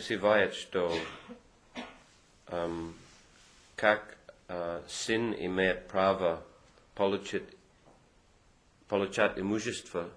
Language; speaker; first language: Russian; non-native, fluent; English